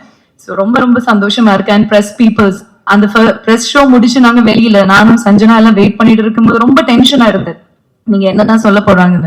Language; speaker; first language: Tamil; non-native, fluent; Malayalam